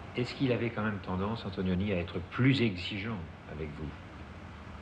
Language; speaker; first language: French; native; French